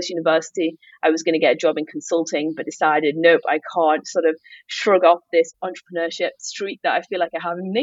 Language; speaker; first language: English; native; English